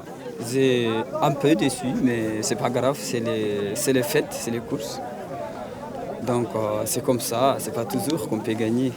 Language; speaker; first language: French; non-native, local second language; Fula